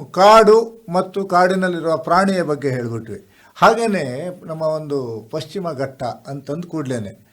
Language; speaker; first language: Kannada; native; Kannada